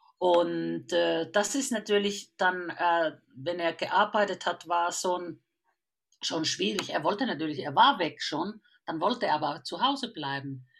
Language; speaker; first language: German; non-native, fluent; Finnish